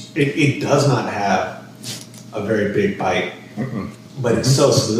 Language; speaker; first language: English; native; English